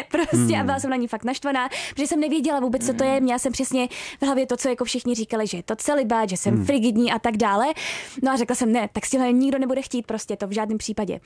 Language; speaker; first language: Czech; native; Czech